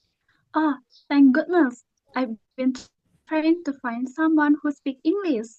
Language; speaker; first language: English; non-native, learner; Indonesian